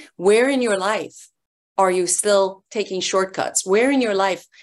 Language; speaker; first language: English; early bilingual, other home language; Persian